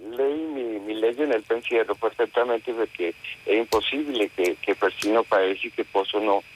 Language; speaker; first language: Italian; non-native, fluent; Spanish